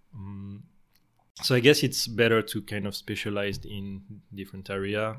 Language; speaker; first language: English; non-native, fluent; French